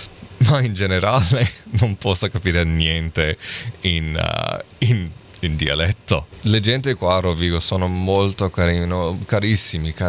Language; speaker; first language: Italian; non-native, learner; English